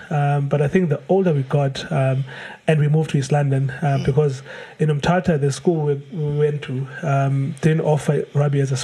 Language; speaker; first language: English; non-native, local second language; Xhosa